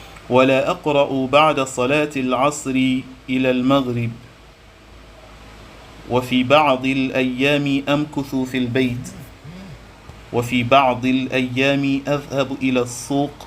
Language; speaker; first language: Arabic; non-native, fluent; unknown